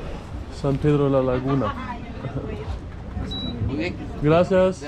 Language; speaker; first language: Spanish; non-native, learner; German